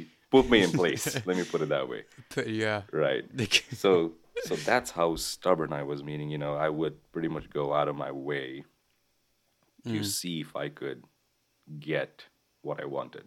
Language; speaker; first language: English; non-native, local second language; Nepali